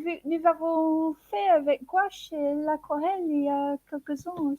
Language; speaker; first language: French; non-native, learner; English